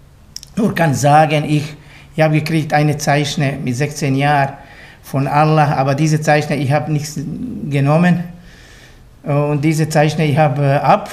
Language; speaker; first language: German; non-native, learner; Bosnian